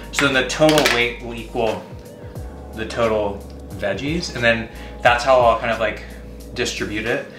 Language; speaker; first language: English; native; English